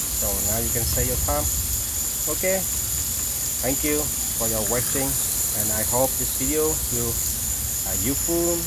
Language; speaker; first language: English; non-native, local second language; Vietnamese